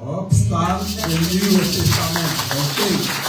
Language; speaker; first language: Dutch; non-native, learner; French